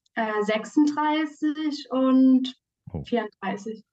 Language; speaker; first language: German; native; German